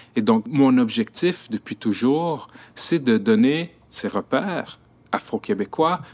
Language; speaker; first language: French; native; French